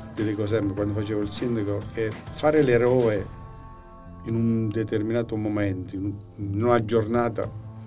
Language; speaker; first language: Italian; native; Italian